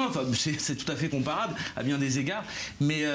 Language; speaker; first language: French; native; French